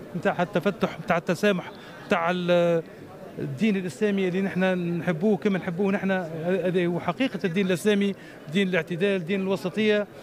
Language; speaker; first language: Arabic; native; Arabic